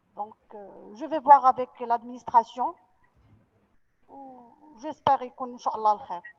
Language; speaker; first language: French; non-native, local second language; Arabic